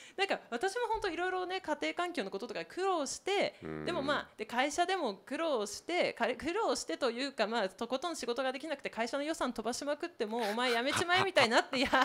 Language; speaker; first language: Japanese; native; Japanese